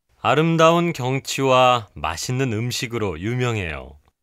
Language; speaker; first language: Korean; native; Korean